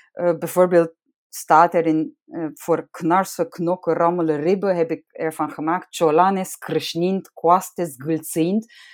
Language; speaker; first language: Dutch; non-native, fluent; Romanian